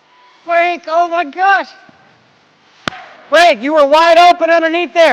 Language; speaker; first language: English; native; English